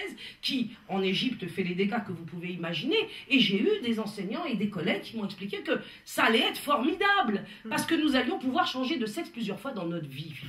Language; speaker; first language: French; native; French